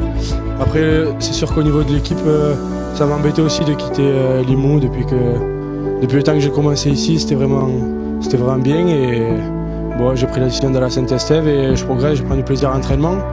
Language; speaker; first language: French; native; French